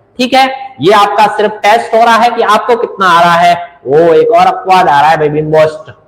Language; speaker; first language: Hindi; native; Hindi